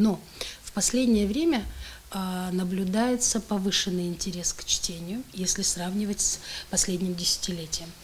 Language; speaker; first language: Russian; native; Russian